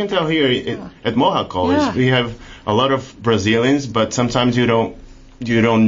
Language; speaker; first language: English; non-native, fluent; Portuguese